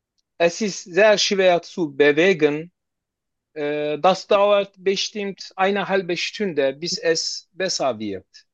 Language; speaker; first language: German; non-native, learner; Turkish